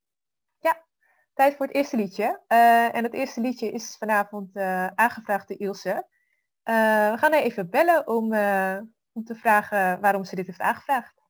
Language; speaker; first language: Dutch; native; Dutch